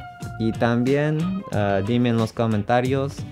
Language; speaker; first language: Spanish; non-native, learner; English